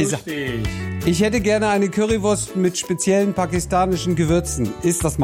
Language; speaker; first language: German; native; German